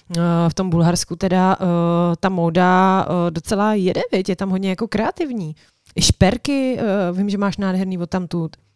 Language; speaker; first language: Czech; native; Czech